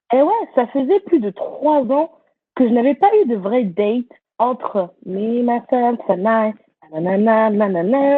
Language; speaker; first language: French; native; French